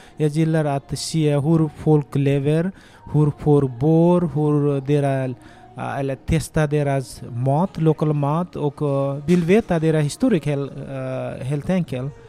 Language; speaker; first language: Swedish; non-native, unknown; Nepali